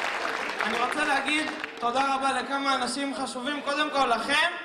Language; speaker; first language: Hebrew; native; Hebrew